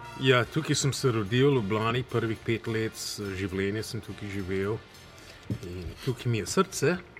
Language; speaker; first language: Slovenian; early bilingual, heritage; Slovenian